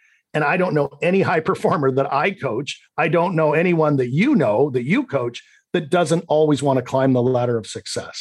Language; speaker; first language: English; native; English